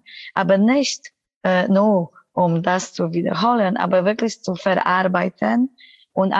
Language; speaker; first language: German; non-native, fluent; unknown